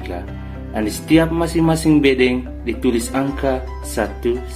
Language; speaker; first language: Indonesian; native; Indonesian